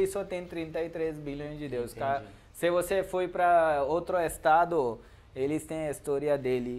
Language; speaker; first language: Portuguese; non-native, learner; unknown